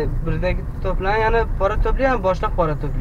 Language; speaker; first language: Turkish; non-native, learner; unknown